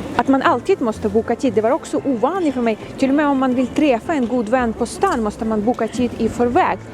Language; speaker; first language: Swedish; non-native, fluent; Ukrainian